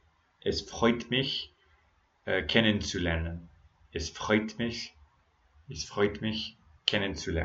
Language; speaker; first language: German; non-native, learner; English